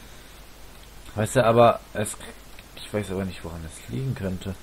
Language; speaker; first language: German; native; German